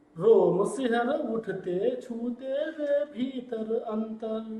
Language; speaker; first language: Hindi; non-native, local second language; Telugu